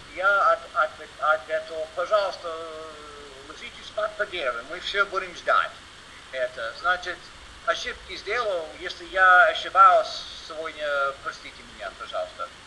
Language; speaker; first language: Russian; non-native, learner; English